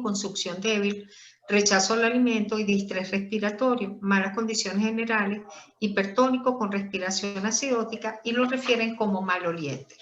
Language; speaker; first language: Spanish; native; Spanish